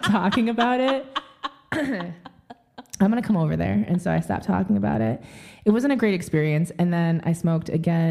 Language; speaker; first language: English; native; English